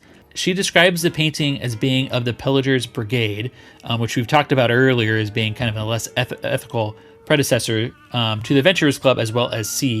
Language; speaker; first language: English; native; English